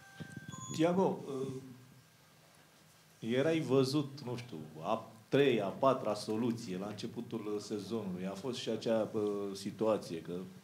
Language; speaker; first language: Romanian; native; Romanian